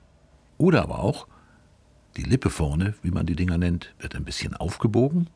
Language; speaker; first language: German; native; German